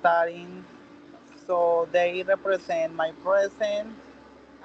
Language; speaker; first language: English; non-native, learner; Spanish